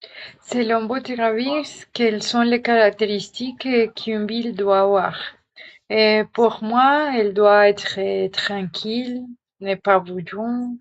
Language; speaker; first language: French; non-native, learner; Spanish